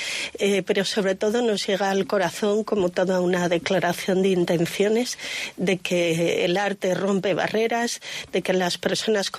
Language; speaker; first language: Spanish; native; Spanish